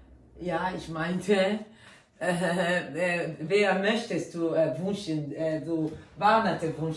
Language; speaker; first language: German; non-native, fluent; Lingala